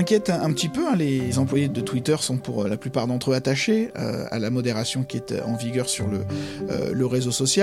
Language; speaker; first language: French; native; French